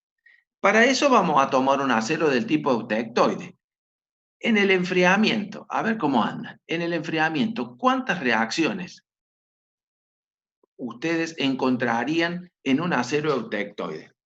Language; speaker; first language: Spanish; native; Spanish